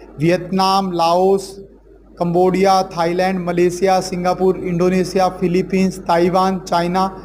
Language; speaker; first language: Hindi; native; Hindi